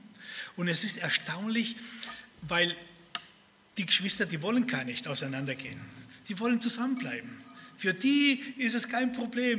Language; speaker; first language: German; early bilingual, other home language; Spanish